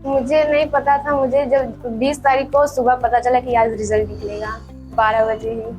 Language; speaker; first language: Hindi; native; Hindi